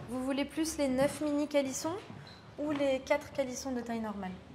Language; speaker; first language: French; native; French